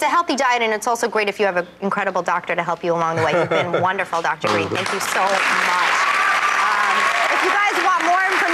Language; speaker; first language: English; native; English